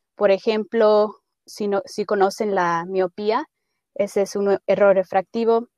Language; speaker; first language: Spanish; early bilingual, heritage; Spanish